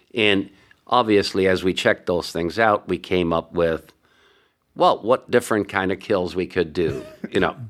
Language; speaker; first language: English; early bilingual, other home language; Hungarian